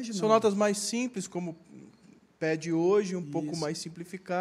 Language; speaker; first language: Portuguese; native; Portuguese